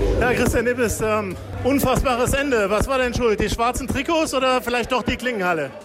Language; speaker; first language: German; native; German